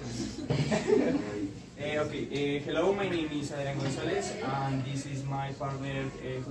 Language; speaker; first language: English; non-native, learner; Spanish